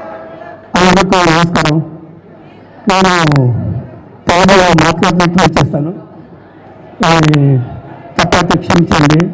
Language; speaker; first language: Telugu; non-native, learner; Malayalam